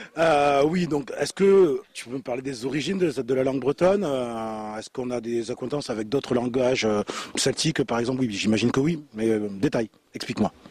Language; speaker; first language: French; native; French